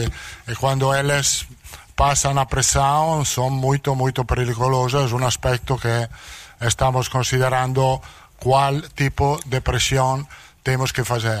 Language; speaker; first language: Portuguese; non-native, learner; Italian